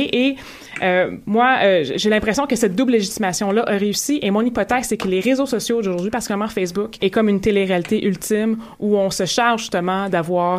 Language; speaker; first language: French; native; French